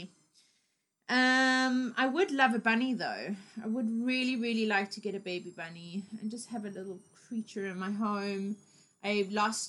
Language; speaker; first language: English; native; English